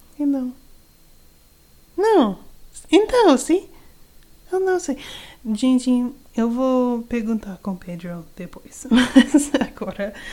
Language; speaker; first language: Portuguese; non-native, learner; English